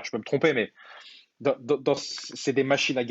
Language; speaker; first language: French; native; French